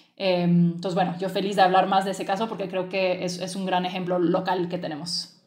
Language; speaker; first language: Spanish; early bilingual, other home language; French